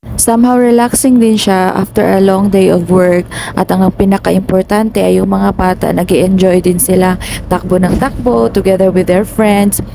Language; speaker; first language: Filipino; native; Filipino